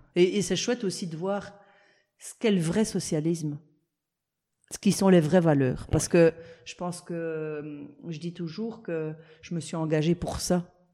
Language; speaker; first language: French; early bilingual, other home language; Italian